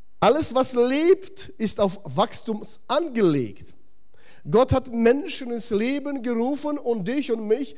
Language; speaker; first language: German; non-native, fluent; Russian